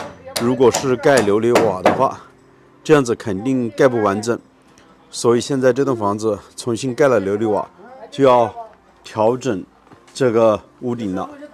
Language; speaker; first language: Chinese; native; Chinese